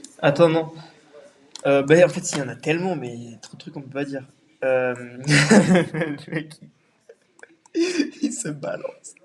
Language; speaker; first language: French; native; French